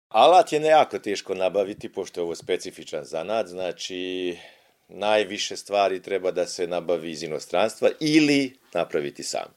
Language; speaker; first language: Bosnian; native; Bosnian